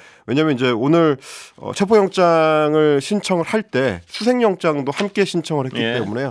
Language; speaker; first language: Korean; native; Korean